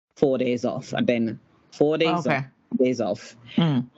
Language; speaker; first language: English; non-native, fluent; French